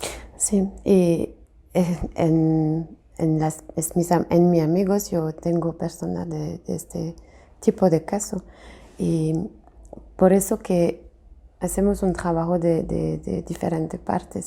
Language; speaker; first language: Spanish; non-native, fluent; French